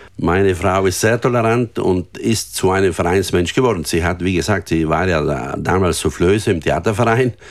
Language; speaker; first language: German; native; German